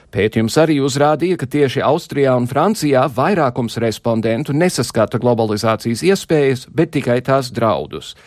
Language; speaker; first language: Latvian; early bilingual, heritage; Latvian